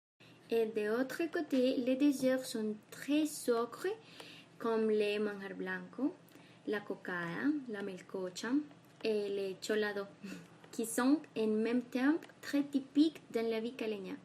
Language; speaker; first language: French; non-native, learner; Spanish